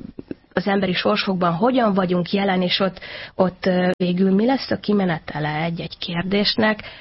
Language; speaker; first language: Hungarian; native; Hungarian